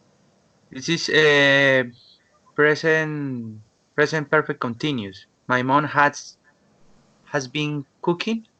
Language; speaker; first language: English; non-native, learner; Spanish